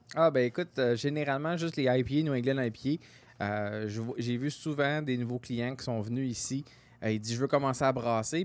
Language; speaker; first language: French; native; French